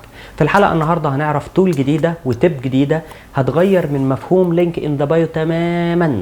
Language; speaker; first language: Arabic; native; Arabic